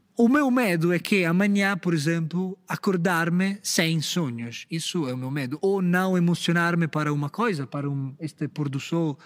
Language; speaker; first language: Portuguese; non-native, fluent; Italian